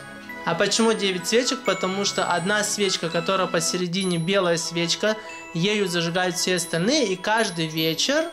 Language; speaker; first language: Russian; native; Russian